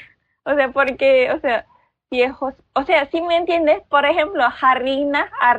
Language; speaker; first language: Spanish; non-native, learner; Filipino